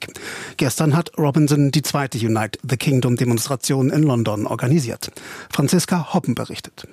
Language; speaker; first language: German; native; German